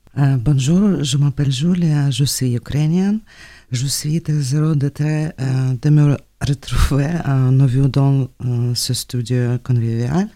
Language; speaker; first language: French; non-native, learner; Russian